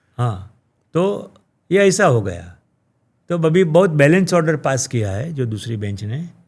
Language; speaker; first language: Hindi; non-native, local second language; Gujarati